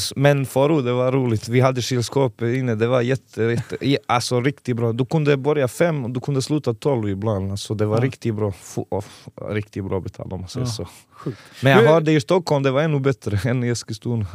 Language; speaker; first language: Swedish; non-native, fluent; Serbian